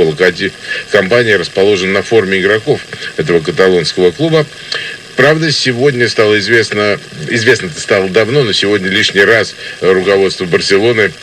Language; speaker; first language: Russian; native; Russian